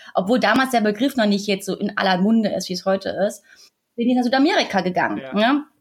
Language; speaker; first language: German; native; German